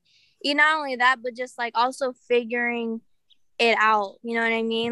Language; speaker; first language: English; native; English